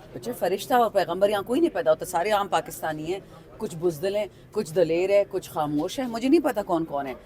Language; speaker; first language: Urdu; non-native, local second language; Pashto